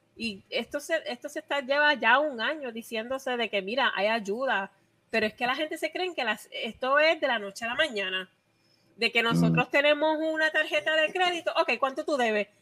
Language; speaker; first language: Spanish; native; Spanish